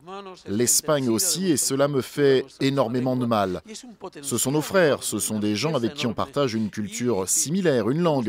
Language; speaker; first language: French; non-native, fluent; Spanish